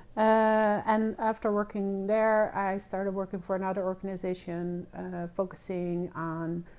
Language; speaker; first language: English; non-native, fluent; Dutch